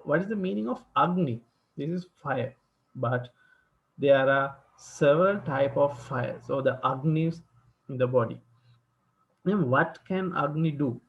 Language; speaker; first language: English; non-native, local second language; Sinhala